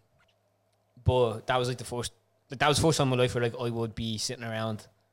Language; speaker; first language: English; native; English